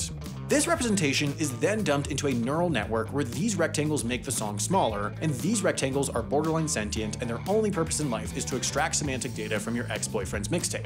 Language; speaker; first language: English; native; English